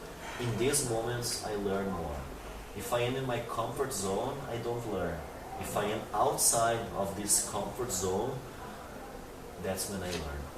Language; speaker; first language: English; non-native, fluent; Portuguese